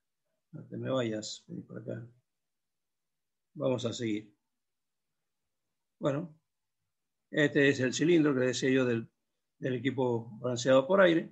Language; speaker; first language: Spanish; native; Spanish